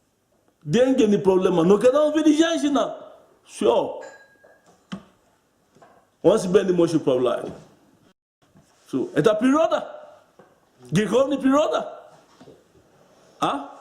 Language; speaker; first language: Russian; non-native, learner; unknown